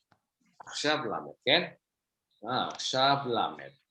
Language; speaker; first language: Hebrew; non-native, fluent; Indonesian